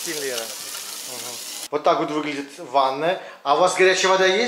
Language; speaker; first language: Russian; native; Russian